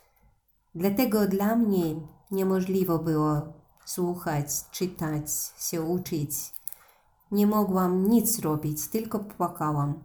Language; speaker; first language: Polish; non-native, learner; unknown